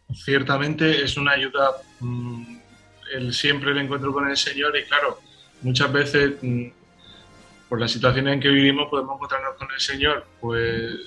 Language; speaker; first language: Spanish; native; Spanish